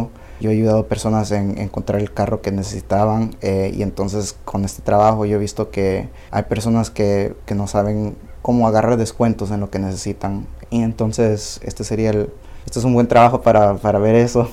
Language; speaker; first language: Spanish; early bilingual, heritage; Spanish